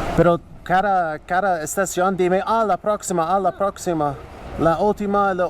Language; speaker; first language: Spanish; non-native, learner; English